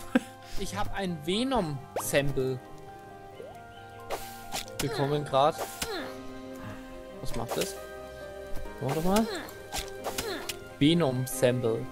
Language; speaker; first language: German; native; German